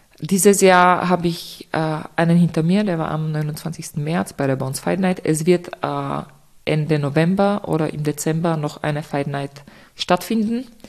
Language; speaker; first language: German; non-native, fluent; Czech